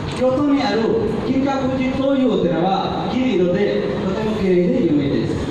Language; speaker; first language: Japanese; non-native, learner; Hindi